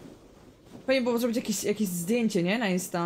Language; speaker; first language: Polish; native; Polish